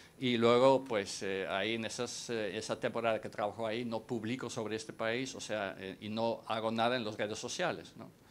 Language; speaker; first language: Spanish; non-native, fluent; Dutch